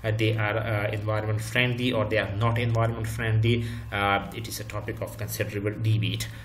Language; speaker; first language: English; non-native, local second language; Urdu